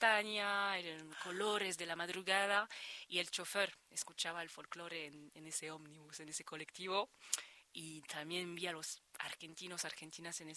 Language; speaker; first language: Spanish; non-native, fluent; French